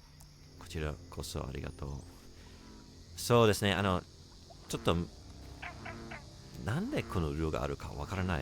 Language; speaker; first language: Japanese; non-native, learner; English